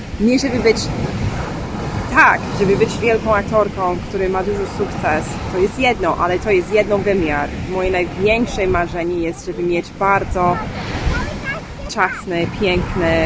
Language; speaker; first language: Polish; non-native, learner; English